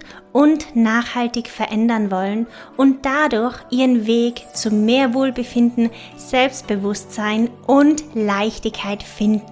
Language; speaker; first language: German; native; German